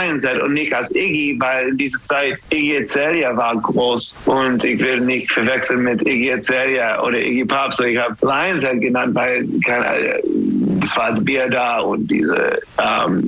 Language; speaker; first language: German; non-native, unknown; English